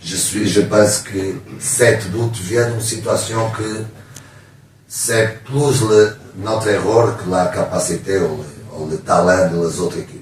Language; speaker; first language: French; non-native, learner; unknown